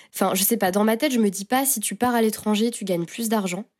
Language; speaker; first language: French; native; French